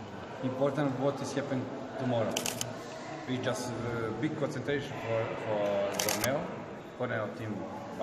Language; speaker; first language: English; non-native, learner; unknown